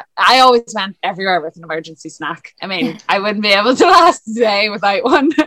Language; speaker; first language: English; native; English